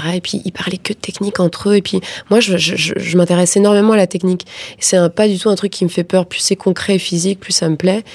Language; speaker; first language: French; native; French